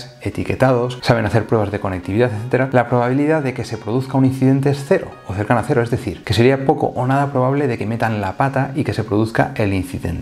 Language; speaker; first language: Spanish; native; Spanish